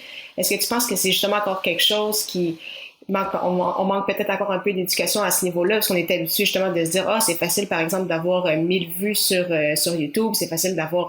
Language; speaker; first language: French; native; French